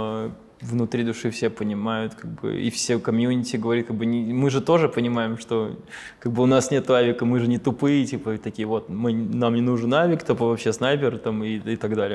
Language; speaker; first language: Russian; native; Russian